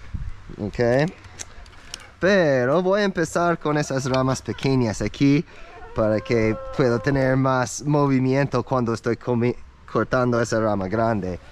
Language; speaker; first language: Spanish; non-native, learner; English